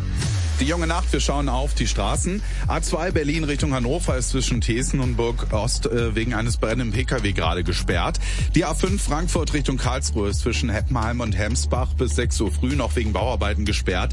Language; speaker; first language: German; native; German